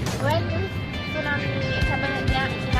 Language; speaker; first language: English; non-native, learner; Indonesian